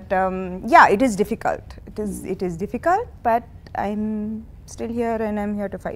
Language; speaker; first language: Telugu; non-native, fluent; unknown